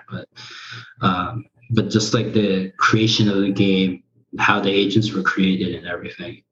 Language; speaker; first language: English; early bilingual, other home language; Korean